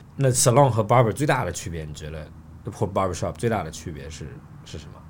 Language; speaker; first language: Chinese; native; Chinese